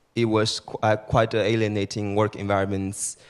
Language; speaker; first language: English; early bilingual, other home language; Chinese